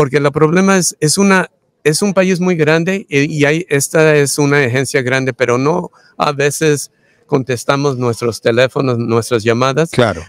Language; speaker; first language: Spanish; early bilingual, heritage; Spanish